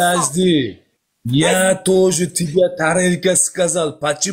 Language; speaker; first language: Russian; non-native, learner; Uzbek